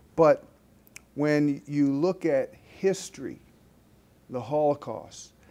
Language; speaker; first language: English; native; English